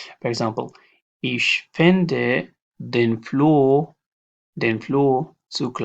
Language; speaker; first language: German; non-native, learner; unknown